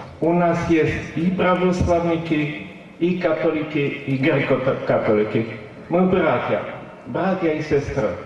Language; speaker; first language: Russian; non-native, learner; Romanian